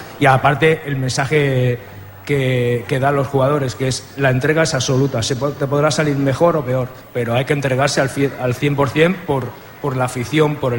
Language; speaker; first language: Spanish; native; Spanish